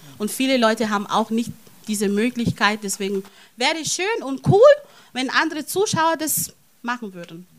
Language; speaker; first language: German; non-native, fluent; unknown